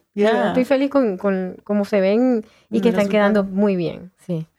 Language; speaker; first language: Spanish; native; Spanish